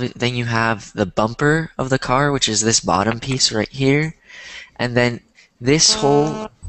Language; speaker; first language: English; native; English